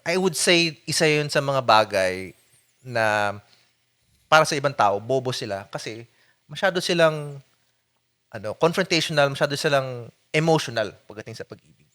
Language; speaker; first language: Filipino; native; Filipino